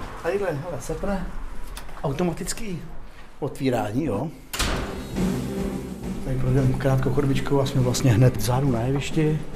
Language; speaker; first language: Czech; native; Czech